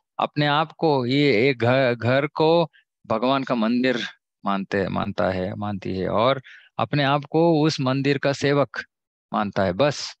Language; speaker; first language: Hindi; non-native, local second language; Kannada